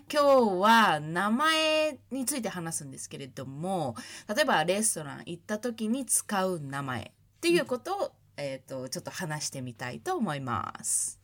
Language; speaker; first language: Japanese; early bilingual, heritage; Japanese